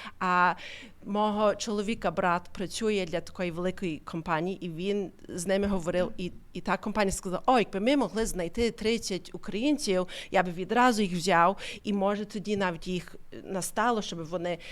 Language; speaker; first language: Ukrainian; early bilingual, heritage; Ukrainian